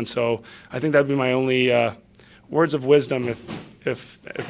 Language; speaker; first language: English; native; English